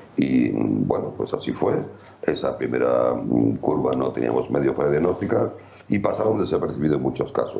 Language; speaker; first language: Spanish; native; Spanish